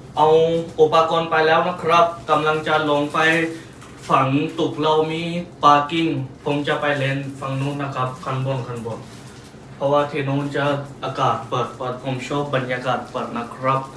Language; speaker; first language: Thai; non-native, learner; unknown